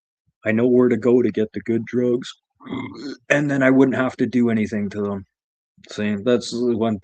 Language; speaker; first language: English; native; English